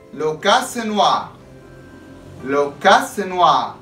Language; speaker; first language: French; non-native, fluent; Arabic